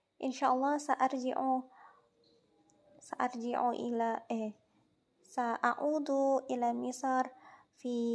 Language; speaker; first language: Arabic; non-native, learner; Indonesian